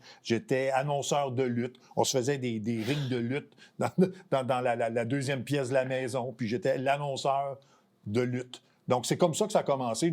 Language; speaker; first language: French; native; French